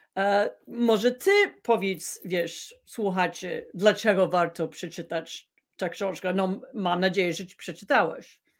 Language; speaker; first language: Polish; non-native, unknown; English